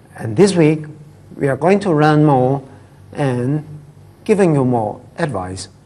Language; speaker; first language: English; non-native, fluent; Thai